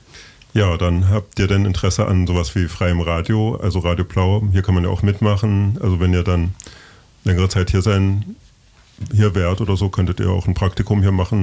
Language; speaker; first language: German; native; German